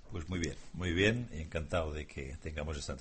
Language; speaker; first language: Spanish; native; Spanish